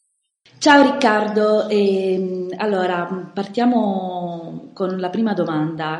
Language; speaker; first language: Italian; native; Italian